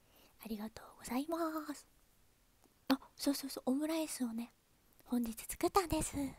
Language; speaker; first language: Japanese; native; Japanese